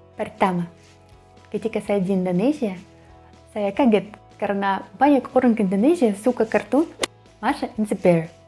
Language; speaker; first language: Indonesian; non-native, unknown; Russian